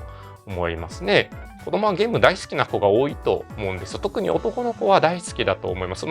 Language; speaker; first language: Japanese; native; Japanese